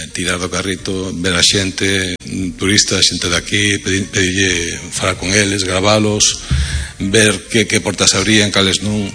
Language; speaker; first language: Galician; native; Galician